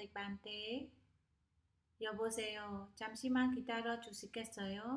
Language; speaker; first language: Korean; non-native, fluent; Khmer